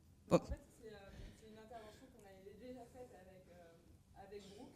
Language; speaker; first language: French; native; French